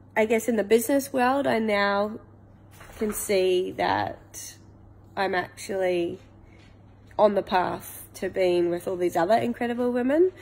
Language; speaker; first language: English; native; English